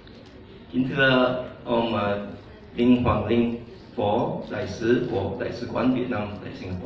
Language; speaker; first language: Vietnamese; non-native, fluent; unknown